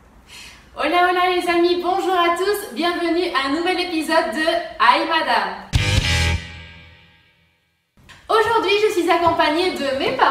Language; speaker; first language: French; native; French